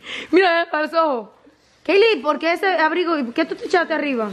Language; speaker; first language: Spanish; native; Spanish